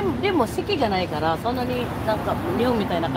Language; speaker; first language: Japanese; non-native, fluent; Filipino